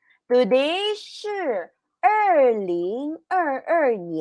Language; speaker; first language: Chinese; non-native, learner; Filipino